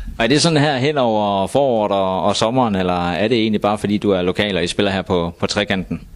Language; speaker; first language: Danish; native; Danish